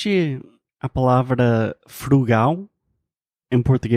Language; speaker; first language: Portuguese; non-native, fluent; English